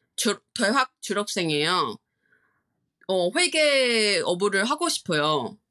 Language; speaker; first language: Korean; non-native, fluent; Chinese